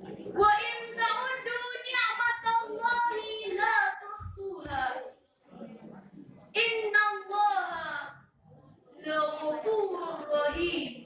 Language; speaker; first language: Arabic; non-native, learner; Indonesian